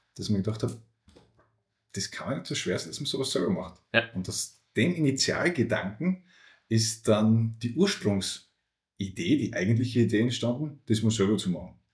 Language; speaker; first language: German; native; German